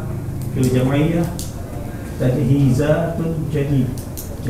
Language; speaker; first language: Arabic; non-native, learner; Indonesian